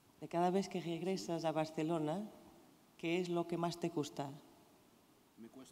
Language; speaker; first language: Spanish; non-native, learner; Portuguese